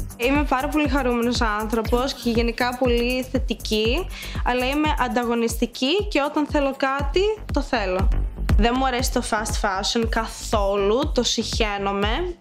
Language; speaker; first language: Greek; early bilingual, heritage; Greek